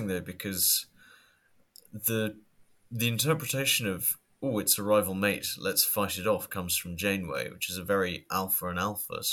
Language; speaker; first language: English; native; English